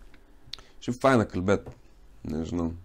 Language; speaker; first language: Lithuanian; native; Lithuanian